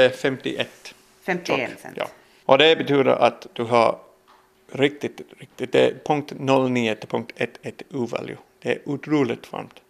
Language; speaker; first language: Swedish; non-native, learner; English